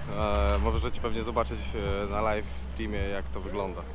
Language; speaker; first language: Polish; native; Polish